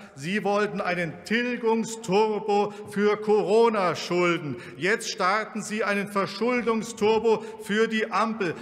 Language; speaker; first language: German; native; German